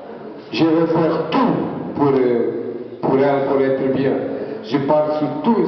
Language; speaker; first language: French; non-native, learner; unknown